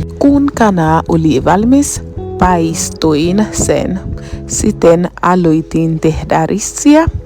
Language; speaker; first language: Finnish; non-native, learner; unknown